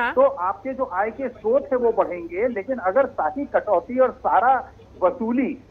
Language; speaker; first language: Hindi; native; Hindi